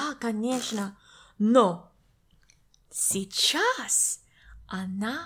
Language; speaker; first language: Russian; non-native, learner; English